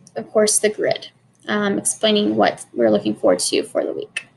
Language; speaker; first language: English; native; English